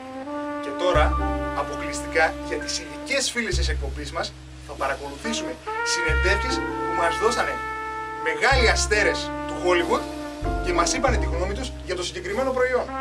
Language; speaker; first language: Greek; native; Greek